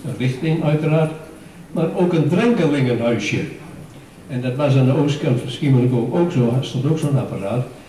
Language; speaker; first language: Dutch; native; Dutch